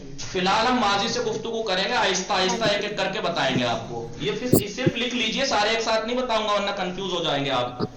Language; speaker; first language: Urdu; native; Urdu